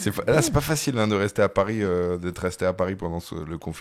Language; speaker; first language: French; native; French